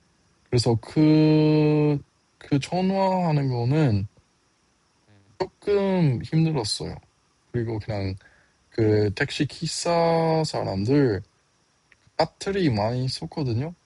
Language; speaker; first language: Korean; non-native, learner; English